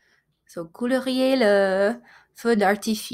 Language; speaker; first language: French; non-native, fluent; English